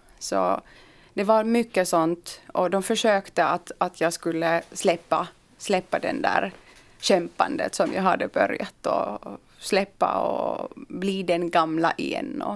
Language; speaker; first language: Swedish; early bilingual, other home language; Kurdish